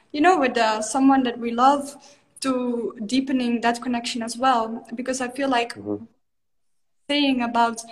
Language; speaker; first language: English; non-native, fluent; Dutch